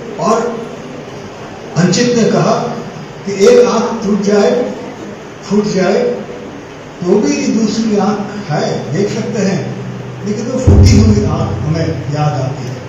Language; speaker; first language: Hindi; non-native, local second language; Gujarati